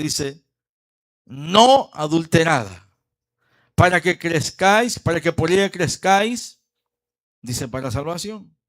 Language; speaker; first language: Spanish; native; Spanish